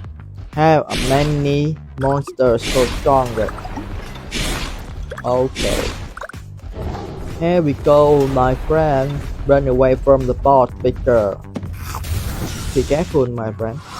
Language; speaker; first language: English; non-native, learner; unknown